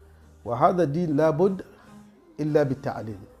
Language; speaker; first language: Arabic; non-native, fluent; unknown